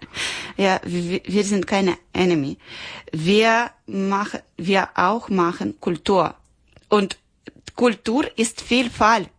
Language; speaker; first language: German; non-native, learner; Ukrainian